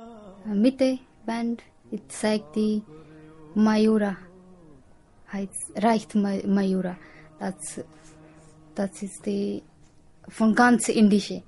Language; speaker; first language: German; non-native, learner; Punjabi